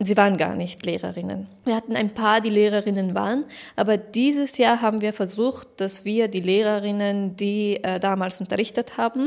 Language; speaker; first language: German; non-native, fluent; Persian